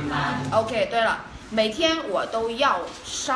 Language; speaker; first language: Chinese; non-native, fluent; Vietnamese